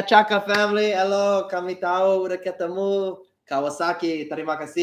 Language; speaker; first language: Indonesian; non-native, learner; English